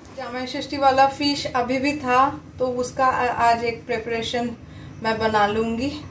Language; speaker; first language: Hindi; non-native, local second language; Bangla